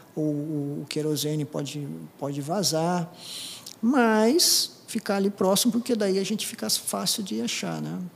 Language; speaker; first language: Portuguese; non-native, local second language; Japanese